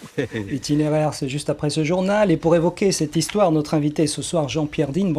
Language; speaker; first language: French; native; French